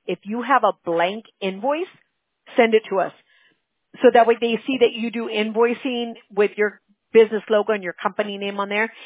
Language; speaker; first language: English; early bilingual, other home language; Spanish